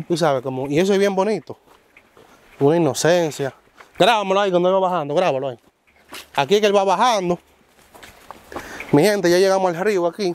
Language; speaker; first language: Spanish; native; Spanish